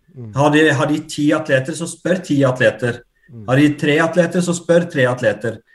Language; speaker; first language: Norwegian; native; Norwegian